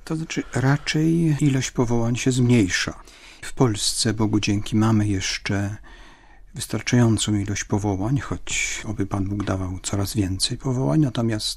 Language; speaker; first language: Polish; native; Polish